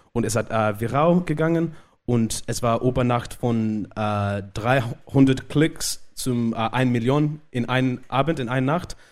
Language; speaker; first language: German; non-native, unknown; Shona